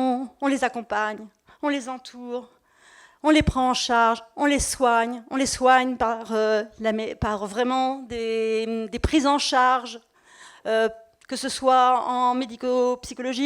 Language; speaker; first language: French; native; French